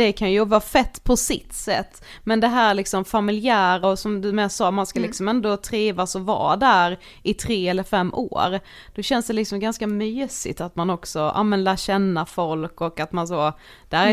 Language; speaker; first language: Swedish; native; Swedish